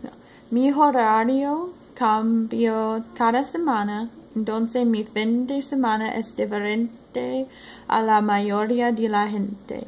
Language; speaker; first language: Spanish; non-native, learner; English